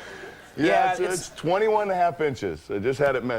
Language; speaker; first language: English; native; English